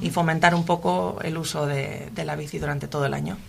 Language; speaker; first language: Spanish; native; Spanish